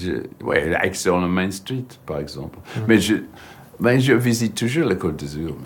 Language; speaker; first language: French; non-native, fluent; English